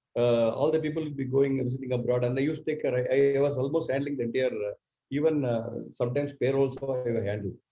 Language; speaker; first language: English; non-native, local second language; Tamil